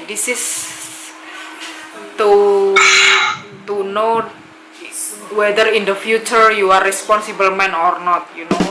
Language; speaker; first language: English; non-native, local second language; Indonesian